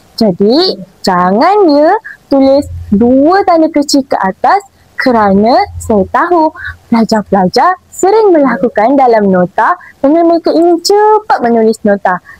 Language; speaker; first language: Malay; native; Malay